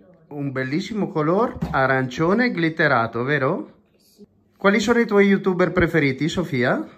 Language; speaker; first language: Italian; native; Italian